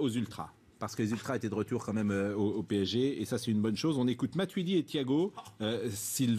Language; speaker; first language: French; native; French